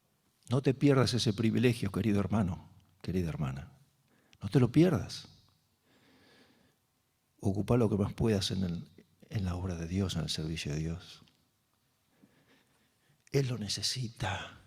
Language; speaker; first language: Spanish; native; Spanish